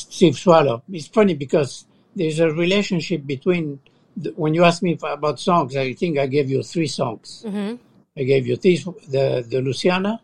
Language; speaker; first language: English; non-native, fluent; French